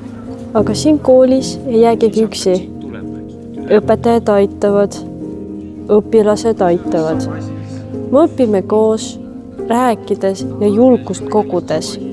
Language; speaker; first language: Estonian; non-native, learner; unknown